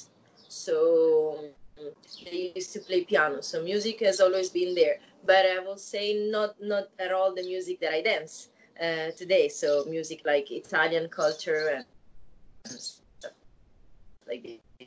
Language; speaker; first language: English; non-native, fluent; Italian